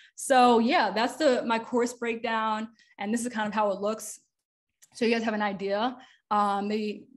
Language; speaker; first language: English; native; English